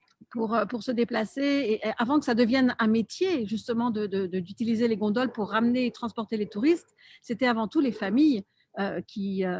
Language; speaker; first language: French; native; French